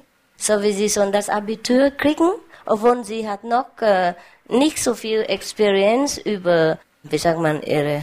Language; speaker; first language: German; non-native, learner; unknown